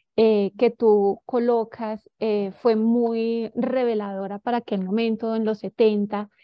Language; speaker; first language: Spanish; native; Spanish